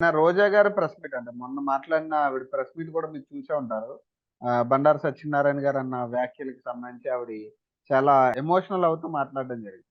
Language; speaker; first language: Telugu; native; Telugu